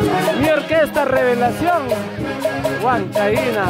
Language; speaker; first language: Spanish; native; Spanish